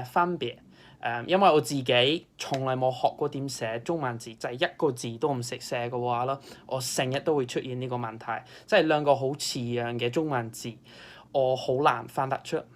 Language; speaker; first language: Cantonese; non-native, fluent; English